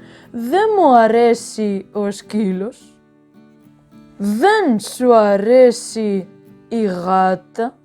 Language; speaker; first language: Greek; non-native, learner; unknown